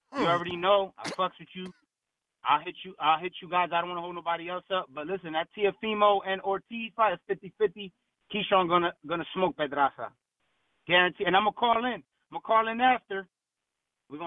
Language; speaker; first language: English; native; English